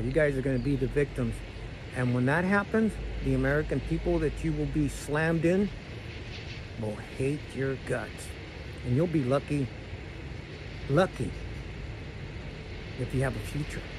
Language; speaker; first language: English; early bilingual, other home language; Spanish